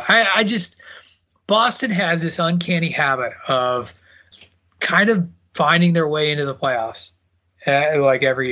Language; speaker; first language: English; native; English